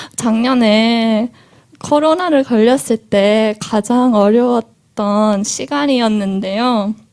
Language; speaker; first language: Korean; early bilingual, heritage; Korean